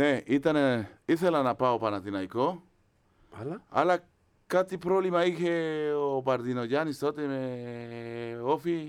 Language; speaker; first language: Greek; non-native, fluent; Spanish